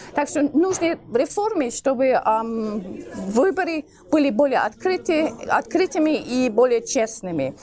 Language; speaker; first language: Russian; non-native, fluent; English